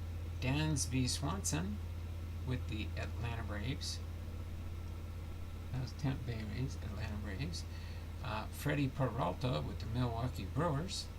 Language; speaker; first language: English; native; English